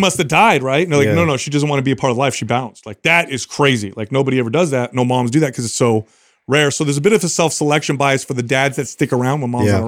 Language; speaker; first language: English; native; English